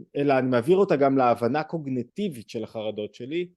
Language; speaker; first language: Hebrew; native; Hebrew